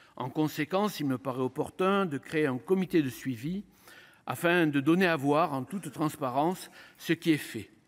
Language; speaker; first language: French; native; French